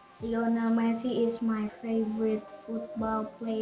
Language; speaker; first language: English; non-native, learner; Indonesian